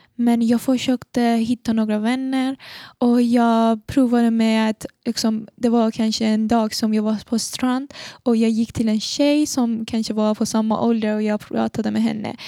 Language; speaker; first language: Swedish; non-native, fluent; Persian